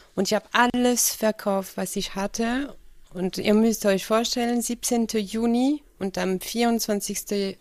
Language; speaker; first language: German; non-native, fluent; French